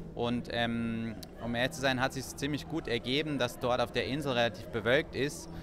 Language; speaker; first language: German; native; German